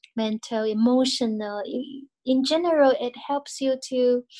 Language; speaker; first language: English; non-native, fluent; Chinese